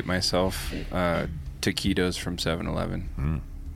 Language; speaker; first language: English; native; English